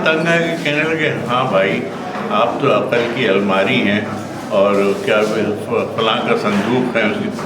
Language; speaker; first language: Urdu; native; Urdu